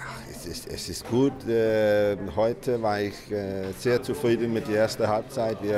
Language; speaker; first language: German; non-native, fluent; Danish